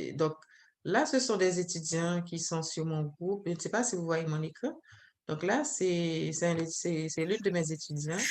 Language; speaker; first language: French; non-native, local second language; Haitian Creole